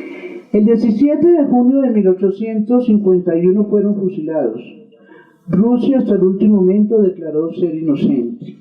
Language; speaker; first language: Spanish; native; Spanish